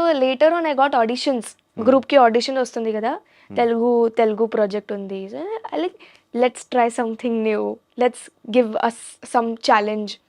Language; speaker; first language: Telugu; non-native, learner; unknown